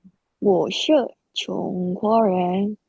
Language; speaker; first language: Chinese; non-native, learner; Indonesian